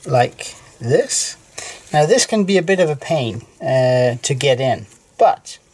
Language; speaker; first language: English; non-native, fluent; Danish